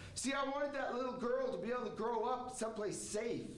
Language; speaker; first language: English; native; English